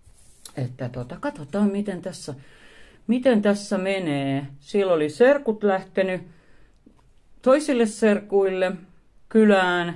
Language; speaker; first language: Finnish; native; Finnish